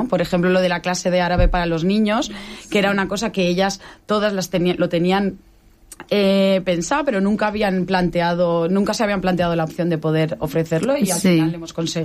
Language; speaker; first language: Spanish; native; Spanish